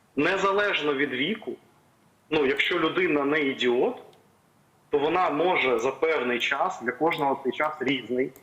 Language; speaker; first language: Ukrainian; native; Ukrainian